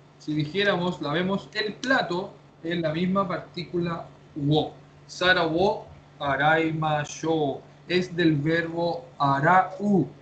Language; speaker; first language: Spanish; native; Spanish